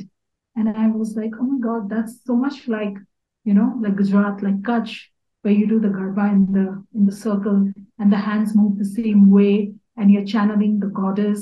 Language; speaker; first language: English; non-native, local second language; Kachhi